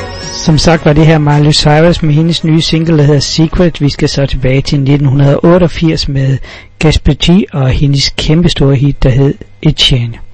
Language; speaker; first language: Danish; native; Danish